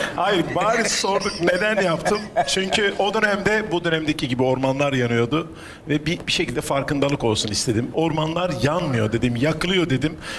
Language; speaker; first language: Turkish; native; Turkish